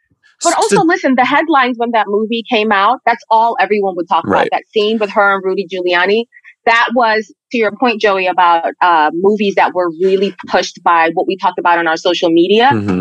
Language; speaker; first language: English; native; English